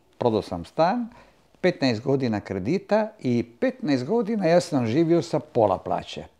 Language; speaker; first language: Croatian; non-native, local second language; Italian